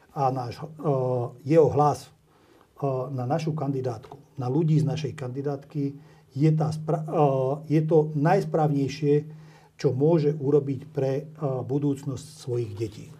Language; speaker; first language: Slovak; non-native, local second language; Hungarian